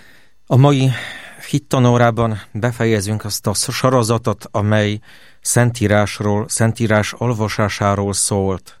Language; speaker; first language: Hungarian; non-native, fluent; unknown